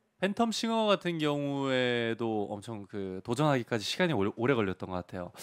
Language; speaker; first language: Korean; early bilingual, heritage; Korean